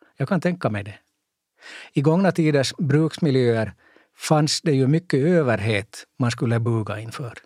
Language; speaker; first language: Swedish; native; Swedish